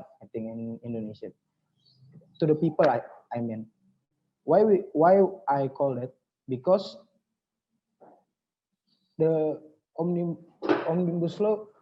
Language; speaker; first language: English; non-native, learner; Indonesian